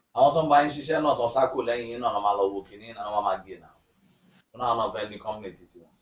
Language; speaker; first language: English; non-native, local second language; Yoruba